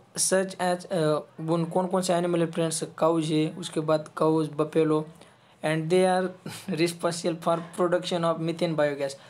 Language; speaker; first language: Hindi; non-native, local second language; Marathi